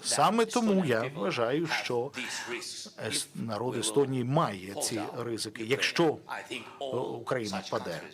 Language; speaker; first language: Ukrainian; non-native, local second language; Russian